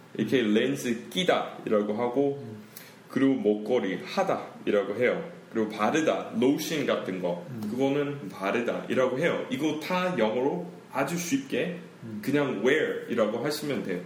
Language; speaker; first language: Korean; non-native, fluent; English